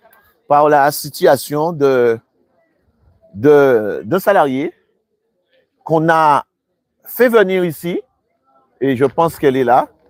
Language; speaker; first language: French; native; French